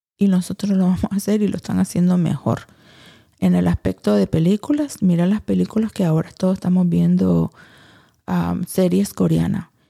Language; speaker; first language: Spanish; early bilingual, heritage; Spanish